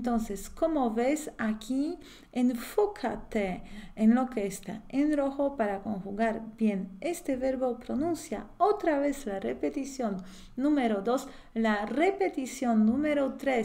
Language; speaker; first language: Spanish; non-native, fluent; Polish